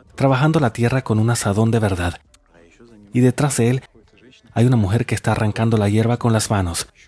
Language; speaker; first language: Spanish; non-native, fluent; Russian